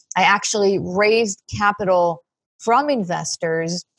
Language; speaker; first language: English; non-native, fluent; Hebrew